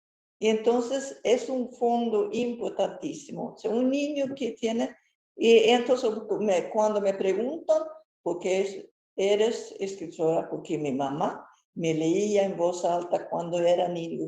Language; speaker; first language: Spanish; non-native, fluent; Swedish